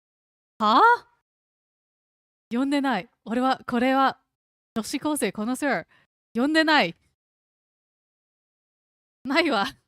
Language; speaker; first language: Japanese; non-native, learner; English